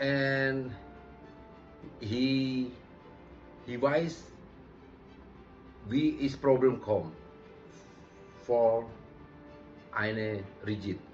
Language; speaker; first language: German; non-native, learner; Indonesian